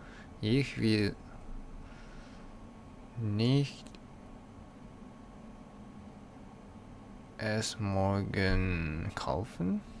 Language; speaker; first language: German; non-native, learner; English